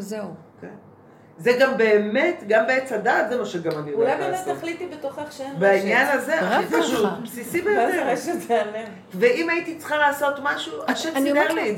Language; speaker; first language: Hebrew; native; Hebrew